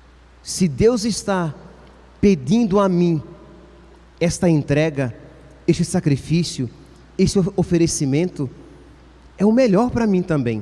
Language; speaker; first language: Portuguese; native; Portuguese